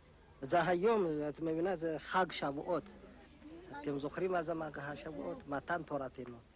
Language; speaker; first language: Hebrew; non-native, learner; Amharic